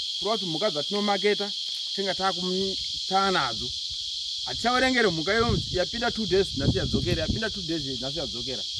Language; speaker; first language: Shona; native; Shona